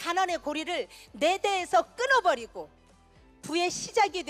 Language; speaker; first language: Korean; native; Korean